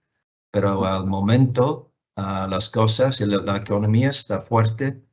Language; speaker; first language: Spanish; non-native, fluent; English